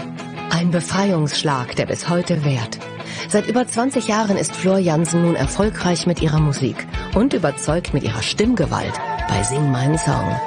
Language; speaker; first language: German; native; German